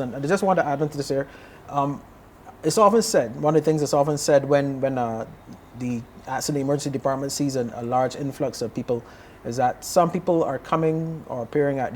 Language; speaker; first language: English; native; English